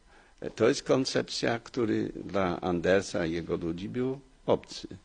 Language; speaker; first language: Polish; non-native, fluent; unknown